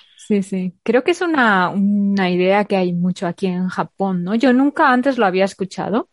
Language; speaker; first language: Spanish; native; Spanish